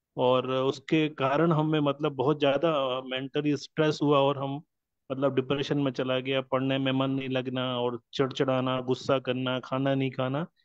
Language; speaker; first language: Hindi; non-native, local second language; Marathi